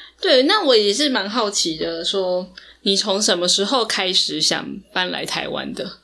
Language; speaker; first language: Chinese; native; Chinese